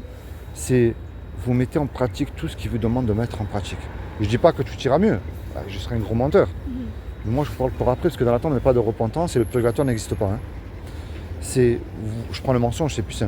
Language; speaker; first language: French; native; French